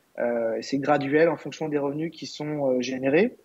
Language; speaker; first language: French; native; French